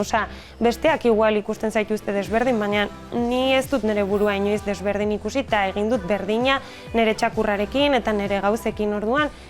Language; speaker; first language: Basque; non-native, local second language; Spanish